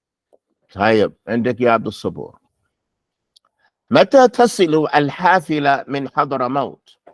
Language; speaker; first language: Arabic; non-native, fluent; English